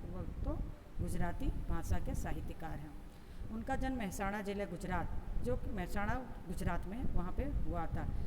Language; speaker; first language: Hindi; non-native, local second language; Gujarati